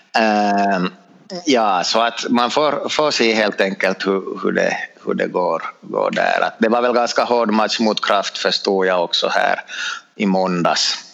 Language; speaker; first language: Swedish; native; Swedish